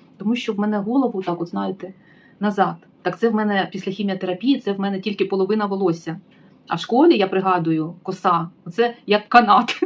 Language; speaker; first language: Ukrainian; native; Ukrainian